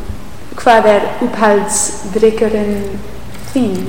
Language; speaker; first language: Icelandic; non-native, learner; English